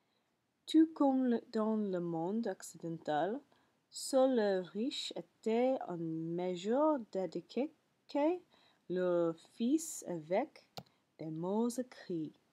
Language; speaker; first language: French; non-native, learner; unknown